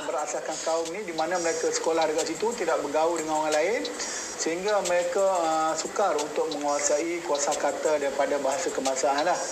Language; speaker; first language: Malay; native; Malay